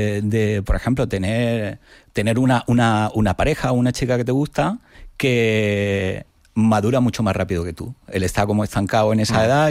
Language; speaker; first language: Spanish; native; Spanish